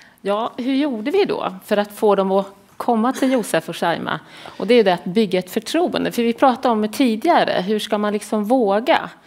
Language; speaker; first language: Swedish; native; Swedish